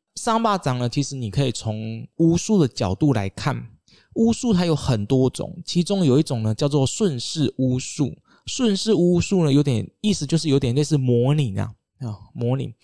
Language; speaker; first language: Chinese; native; Chinese